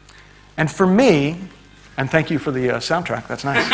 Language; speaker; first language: English; native; English